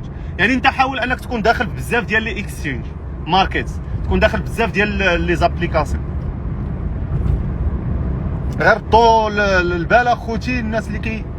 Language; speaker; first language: Arabic; native; Arabic